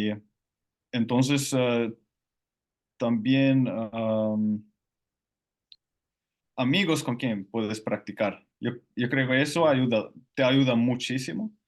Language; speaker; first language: Spanish; non-native, fluent; Finnish